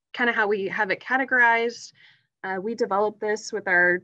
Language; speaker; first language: English; native; English